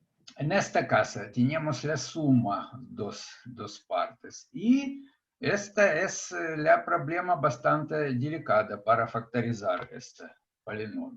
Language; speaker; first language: Spanish; non-native, fluent; Russian